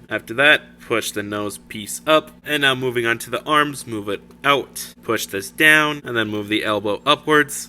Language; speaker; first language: English; native; English